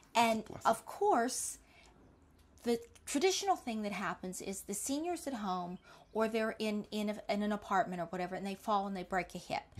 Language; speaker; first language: English; native; English